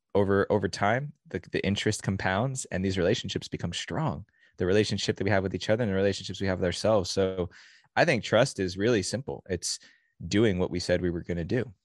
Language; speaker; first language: English; native; English